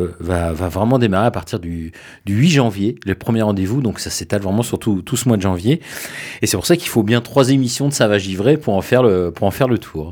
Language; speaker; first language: French; native; French